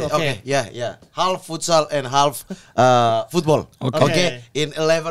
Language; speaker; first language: English; non-native, learner; Indonesian